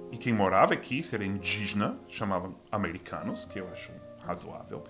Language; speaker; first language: Portuguese; non-native, fluent; English